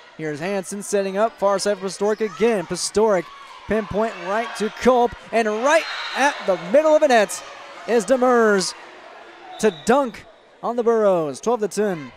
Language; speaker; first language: English; native; English